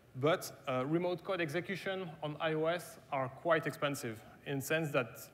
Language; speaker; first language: English; non-native, fluent; German